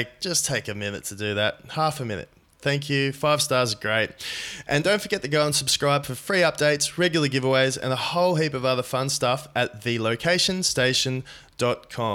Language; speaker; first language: English; native; English